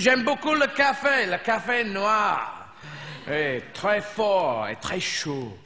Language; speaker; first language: French; non-native, fluent; English